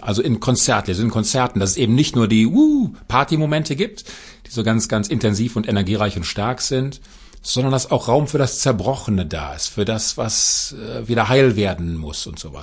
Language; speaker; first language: German; native; German